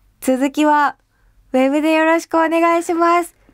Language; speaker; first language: Japanese; native; Japanese